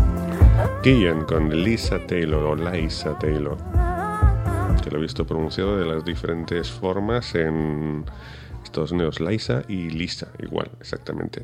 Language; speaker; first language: Spanish; native; Spanish